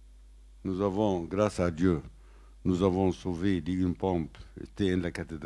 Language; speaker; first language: French; non-native, learner; Arabic